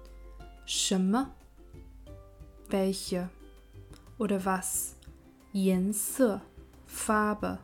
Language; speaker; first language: German; non-native, fluent; Chinese